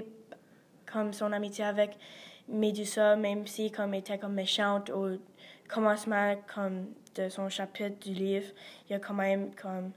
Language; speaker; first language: French; non-native, learner; English